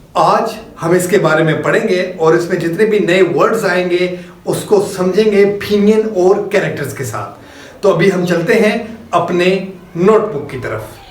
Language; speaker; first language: Urdu; native; Urdu